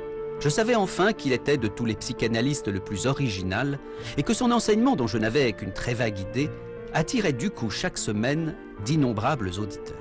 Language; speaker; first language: French; native; French